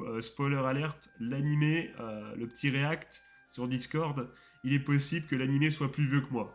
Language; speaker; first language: French; native; French